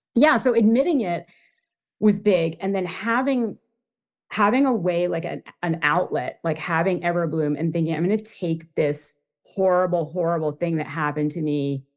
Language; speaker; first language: English; native; English